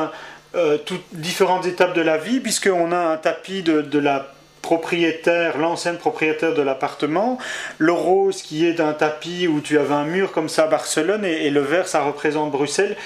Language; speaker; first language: French; native; French